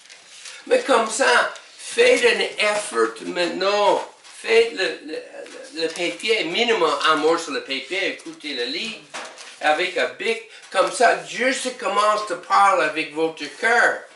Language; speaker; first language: French; non-native, learner; English